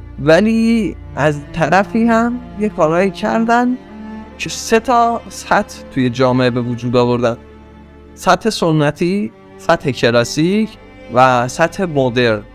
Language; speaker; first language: Persian; non-native, local second language; Azerbaijani